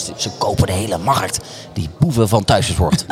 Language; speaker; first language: Dutch; native; Dutch